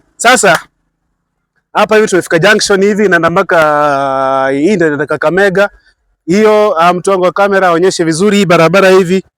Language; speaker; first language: Swahili; native; Swahili